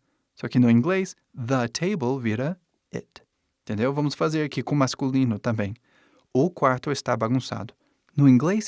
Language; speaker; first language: Portuguese; non-native, fluent; English